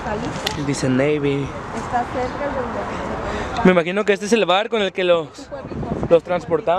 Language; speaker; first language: Spanish; native; Spanish